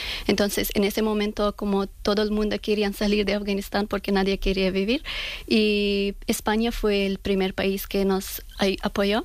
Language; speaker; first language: Spanish; non-native, learner; Persian